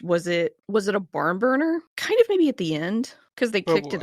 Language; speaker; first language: English; native; English